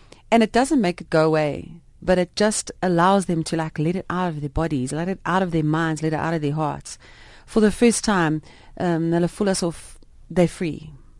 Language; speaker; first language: English; non-native, local second language; Afrikaans